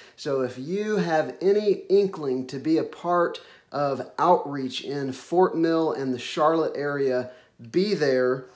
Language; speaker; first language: English; native; English